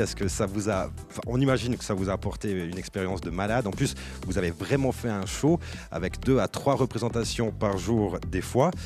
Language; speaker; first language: French; native; French